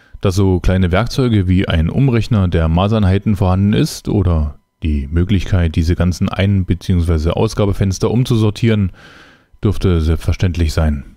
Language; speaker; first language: German; native; German